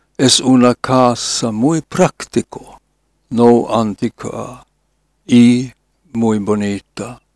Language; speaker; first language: Spanish; non-native, learner; Finnish